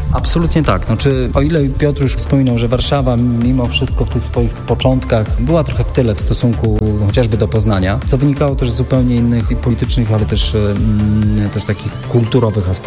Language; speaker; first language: Polish; native; Polish